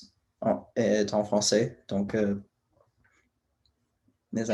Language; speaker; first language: French; non-native, learner; English